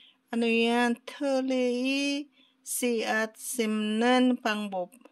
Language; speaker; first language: Korean; non-native, learner; Filipino